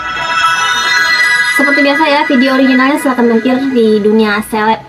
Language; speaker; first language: Indonesian; native; Indonesian